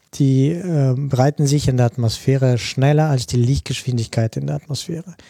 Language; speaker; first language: German; non-native, fluent; Russian